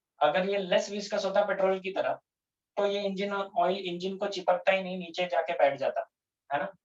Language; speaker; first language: Hindi; non-native, local second language; Gujarati